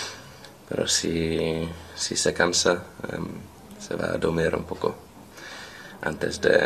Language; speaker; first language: Spanish; non-native, learner; English